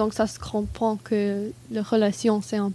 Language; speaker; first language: French; non-native, learner; English